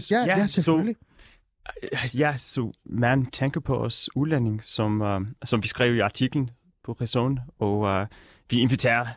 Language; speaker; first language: Danish; native; Danish